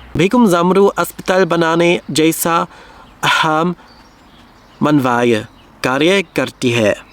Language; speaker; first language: Hindi; non-native, learner; German